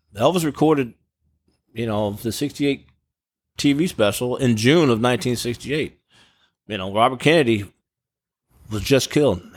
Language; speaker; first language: English; native; English